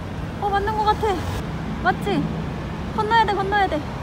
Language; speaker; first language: Korean; native; Korean